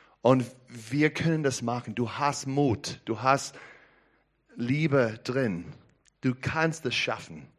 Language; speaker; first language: German; non-native, fluent; English